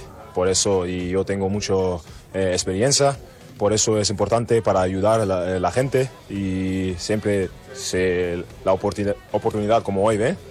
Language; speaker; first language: Spanish; non-native, learner; German